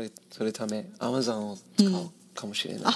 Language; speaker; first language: Japanese; non-native, learner; English